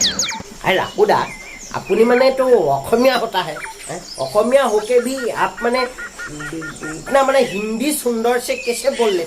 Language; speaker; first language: Hindi; non-native, local second language; Assamese